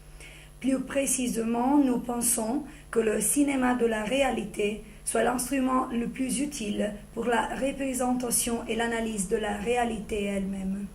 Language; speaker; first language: French; non-native, fluent; Italian